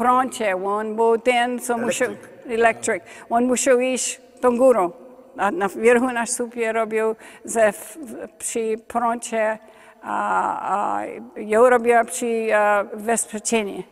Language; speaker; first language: Polish; early bilingual, heritage; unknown